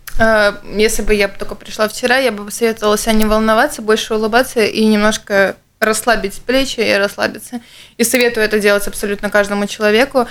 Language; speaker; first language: Russian; native; Russian